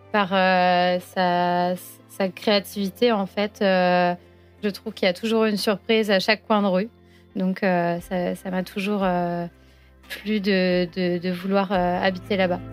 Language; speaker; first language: French; native; French